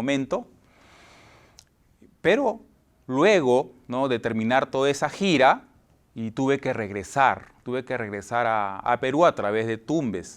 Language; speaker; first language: Spanish; native; Spanish